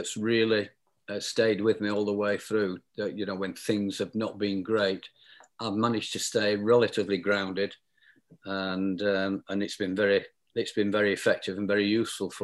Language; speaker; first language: English; native; English